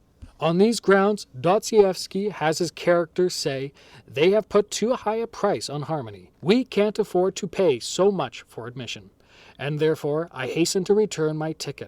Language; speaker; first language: English; native; English